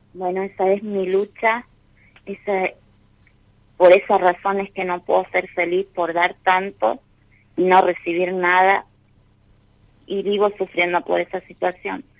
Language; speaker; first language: Spanish; native; Spanish